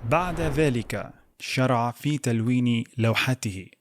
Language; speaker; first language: Arabic; non-native, fluent; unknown